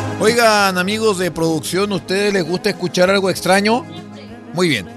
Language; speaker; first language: Spanish; native; Spanish